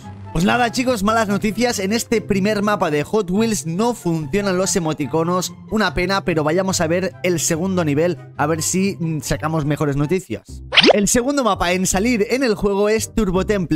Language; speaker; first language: Spanish; native; Spanish